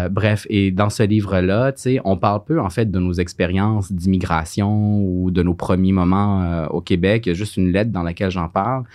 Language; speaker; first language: French; early bilingual, other home language; Spanish